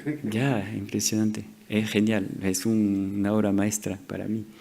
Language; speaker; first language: Spanish; non-native, fluent; French